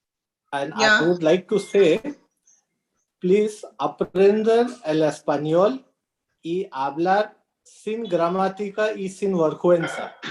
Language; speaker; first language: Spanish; non-native, learner; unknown